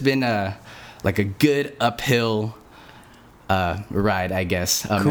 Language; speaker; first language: English; native; English